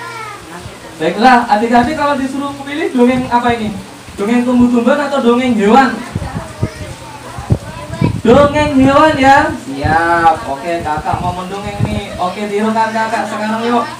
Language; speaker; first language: Indonesian; native; Indonesian